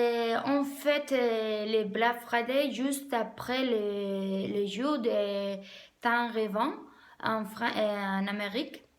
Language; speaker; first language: French; non-native, learner; Spanish